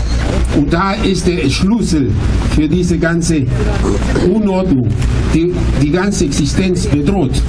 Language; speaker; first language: German; non-native, fluent; Spanish